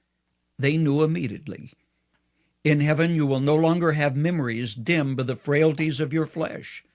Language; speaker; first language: English; native; English